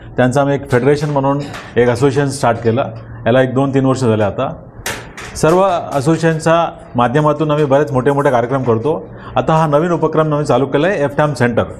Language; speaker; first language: Marathi; non-native, local second language; Telugu